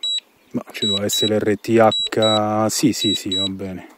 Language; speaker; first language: Italian; native; Italian